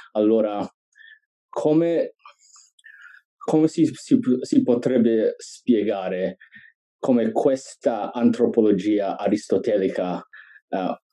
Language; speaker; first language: Italian; non-native, fluent; English